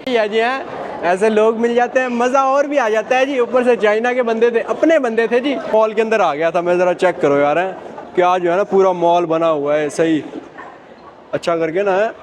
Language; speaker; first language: Urdu; native; Urdu